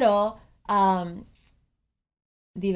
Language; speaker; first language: Spanish; early bilingual, other home language; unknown